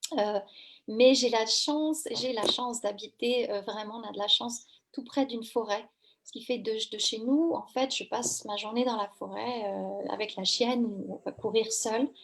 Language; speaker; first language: French; native; French